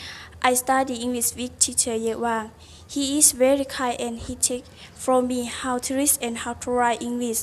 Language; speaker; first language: English; non-native, learner; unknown